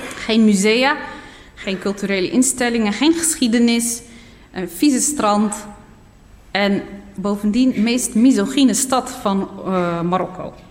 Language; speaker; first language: Dutch; early bilingual, other home language; Berber languages